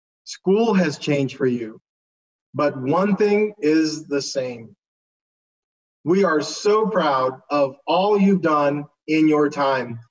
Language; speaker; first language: English; early bilingual, other home language; Spanish